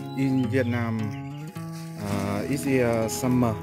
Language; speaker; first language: English; non-native, learner; Vietnamese